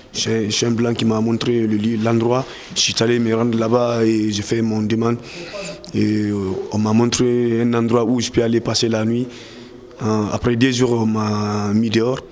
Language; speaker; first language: French; non-native, local second language; Fula